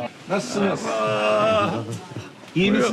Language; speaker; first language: Turkish; non-native, fluent; Korean